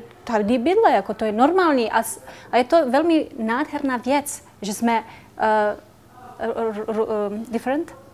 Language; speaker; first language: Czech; non-native, learner; Bosnian